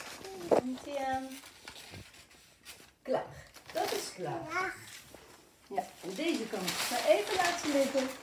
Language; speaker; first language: Dutch; native; Dutch